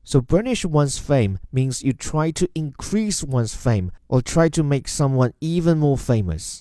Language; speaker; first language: English; non-native, fluent; Chinese